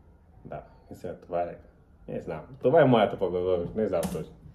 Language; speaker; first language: Bulgarian; non-native, learner; Portuguese